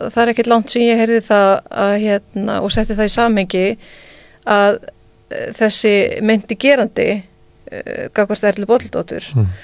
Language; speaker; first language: Icelandic; non-native, fluent; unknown